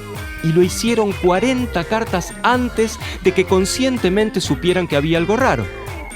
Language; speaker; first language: Spanish; native; Spanish